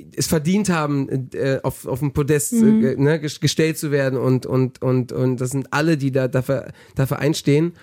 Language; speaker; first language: German; early bilingual, heritage; German